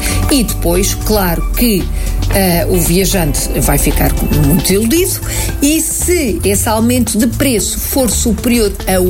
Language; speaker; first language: Portuguese; native; Portuguese